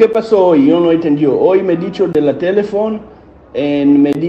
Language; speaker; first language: Spanish; non-native, learner; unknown